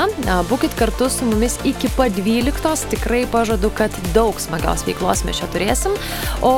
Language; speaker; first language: Lithuanian; native; Lithuanian